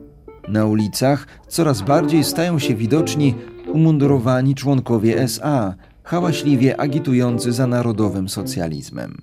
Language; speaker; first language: Polish; native; Polish